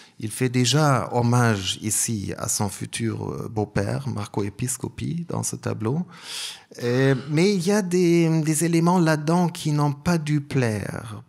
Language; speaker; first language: French; non-native, fluent; German